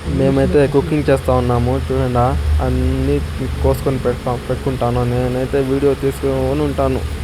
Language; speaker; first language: Telugu; non-native, local second language; Urdu